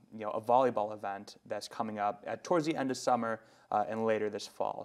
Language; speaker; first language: English; native; English